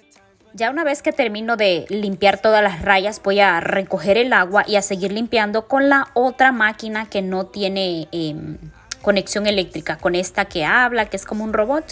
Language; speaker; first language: Spanish; native; Spanish